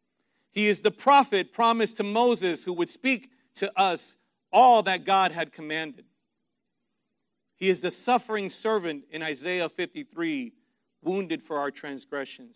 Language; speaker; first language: English; native; English